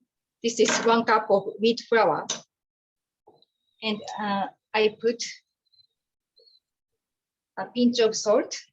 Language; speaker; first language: English; non-native, learner; Japanese